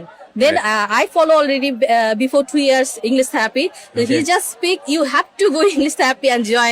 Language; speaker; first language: English; non-native, learner; Bangla